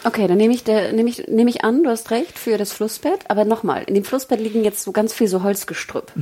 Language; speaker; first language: German; native; German